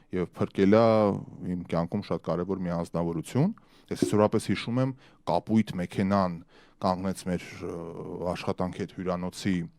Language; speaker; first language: Armenian; early bilingual, other home language; Russian